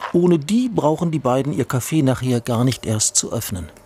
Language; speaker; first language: German; native; German